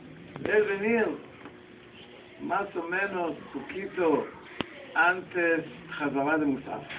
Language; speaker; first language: Spanish; non-native, learner; Hebrew